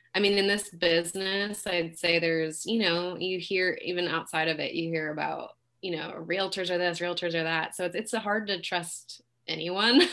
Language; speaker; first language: English; native; English